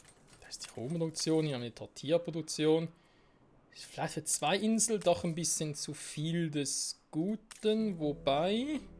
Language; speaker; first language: German; native; German